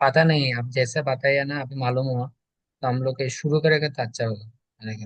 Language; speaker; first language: Hindi; non-native, learner; Bangla